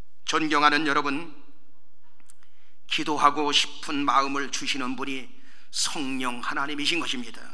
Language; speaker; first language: Korean; native; Korean